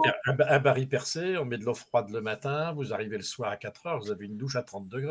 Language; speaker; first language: French; native; French